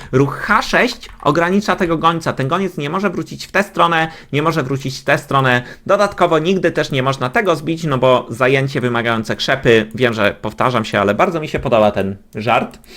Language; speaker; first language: Polish; native; Polish